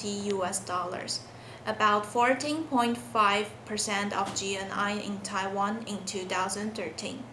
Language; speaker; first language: English; non-native, learner; Chinese